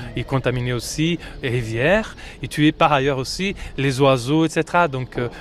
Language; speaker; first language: French; non-native, fluent; Portuguese